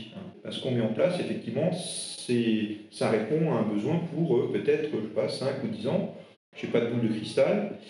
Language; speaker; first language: French; non-native, local second language; Swiss German